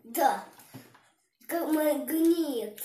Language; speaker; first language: Russian; early bilingual, other home language; Vietnamese